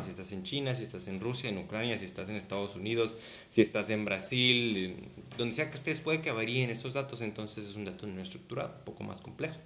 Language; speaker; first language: Spanish; native; Spanish